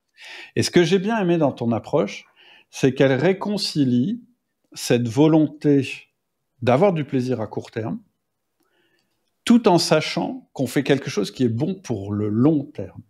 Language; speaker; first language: French; native; French